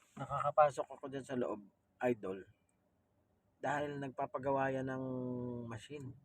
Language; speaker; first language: Filipino; native; Filipino